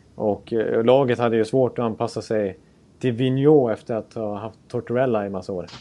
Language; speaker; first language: Swedish; native; Swedish